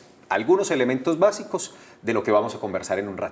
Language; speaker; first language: Spanish; native; Spanish